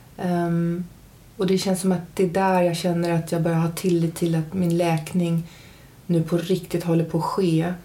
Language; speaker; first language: Swedish; early bilingual, heritage; Swedish